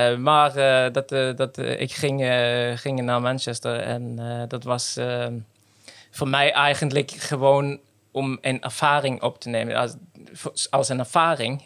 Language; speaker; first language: Dutch; non-native, fluent; Norwegian